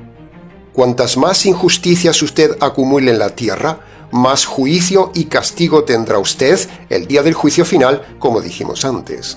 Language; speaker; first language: Spanish; native; Spanish